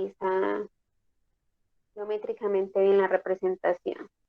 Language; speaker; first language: Spanish; native; Spanish